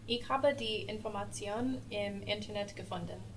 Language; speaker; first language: German; non-native, learner; English